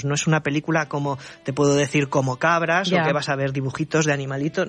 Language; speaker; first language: Spanish; native; Spanish